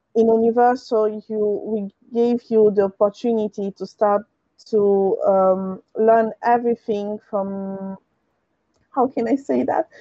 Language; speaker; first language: English; early bilingual, other home language; French